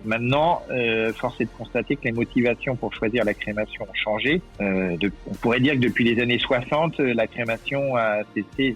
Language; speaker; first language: French; native; French